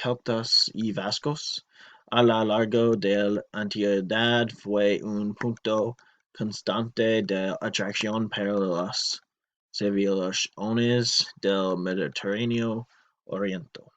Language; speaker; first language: Spanish; non-native, learner; English